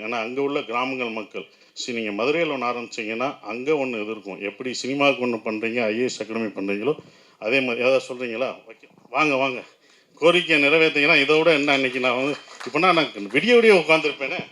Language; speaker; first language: Tamil; native; Tamil